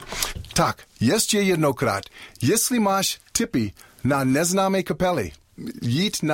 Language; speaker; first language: Czech; non-native, learner; English